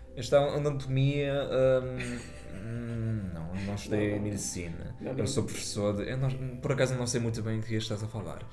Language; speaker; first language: Portuguese; non-native, fluent; German